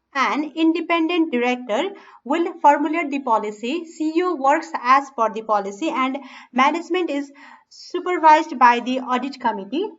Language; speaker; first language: English; non-native, local second language; Nepali